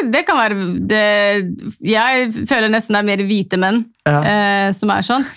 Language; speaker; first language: Norwegian; non-native, local second language; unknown